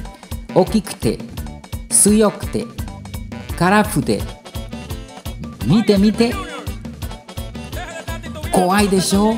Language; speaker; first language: Japanese; non-native, fluent; Spanish